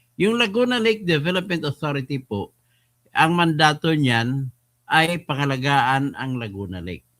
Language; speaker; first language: Filipino; non-native, local second language; Hiligaynon